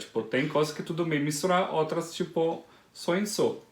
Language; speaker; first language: Portuguese; non-native, fluent; Italian